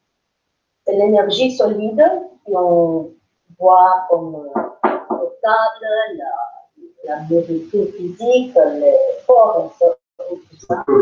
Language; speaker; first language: French; non-native, learner; English